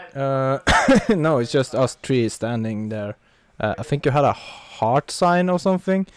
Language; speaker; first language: English; non-native, fluent; Norwegian